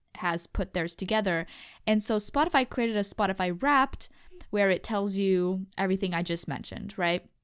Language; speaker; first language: English; native; English